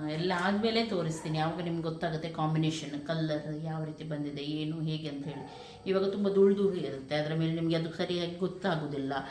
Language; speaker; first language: Kannada; non-native, local second language; Konkani